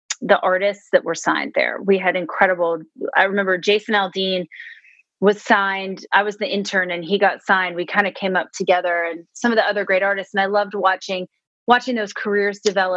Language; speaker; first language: English; native; English